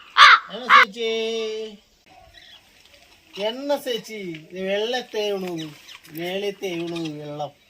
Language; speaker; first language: Malayalam; non-native, learner; Hindi